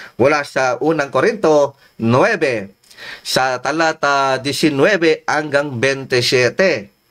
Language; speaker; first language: Filipino; non-native, local second language; Iloko